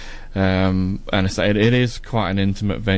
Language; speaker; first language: English; native; English